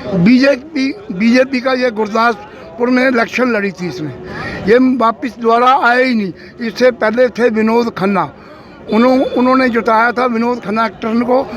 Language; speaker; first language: Hindi; non-native, local second language; Punjabi